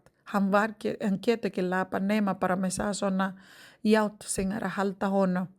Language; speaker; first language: Icelandic; non-native, learner; Spanish